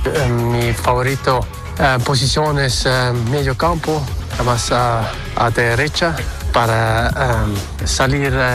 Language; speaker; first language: Spanish; early bilingual, heritage; Spanish